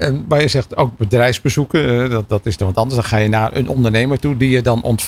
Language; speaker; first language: Dutch; native; Dutch